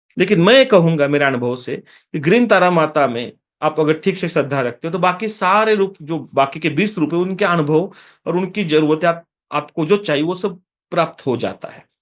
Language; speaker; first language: Hindi; non-native, local second language; Marathi